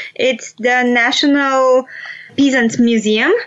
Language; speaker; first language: English; non-native, fluent; Romanian